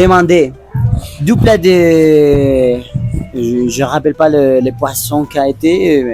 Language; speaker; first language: French; non-native, learner; Spanish